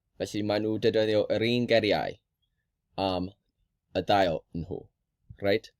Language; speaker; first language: Welsh; non-native, learner; English